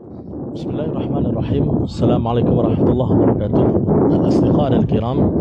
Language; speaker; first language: Arabic; non-native, fluent; Indonesian